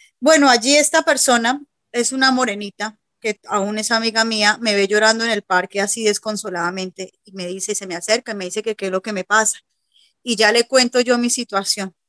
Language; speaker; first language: Spanish; native; Spanish